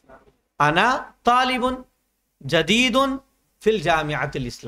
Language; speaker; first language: Arabic; non-native, learner; Urdu